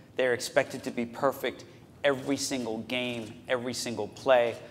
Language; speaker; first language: English; native; English